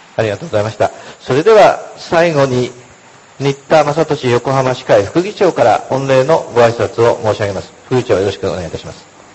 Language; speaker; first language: Japanese; native; Japanese